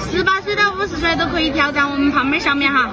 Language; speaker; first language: Chinese; native; Chinese